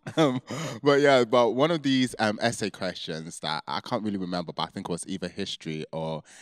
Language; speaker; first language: English; early bilingual, other home language; Yoruba